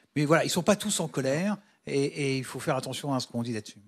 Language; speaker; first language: French; native; French